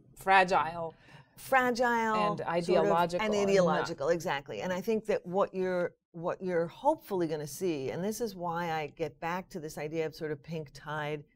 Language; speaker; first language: English; native; English